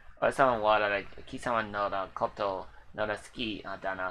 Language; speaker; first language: Japanese; non-native, learner; English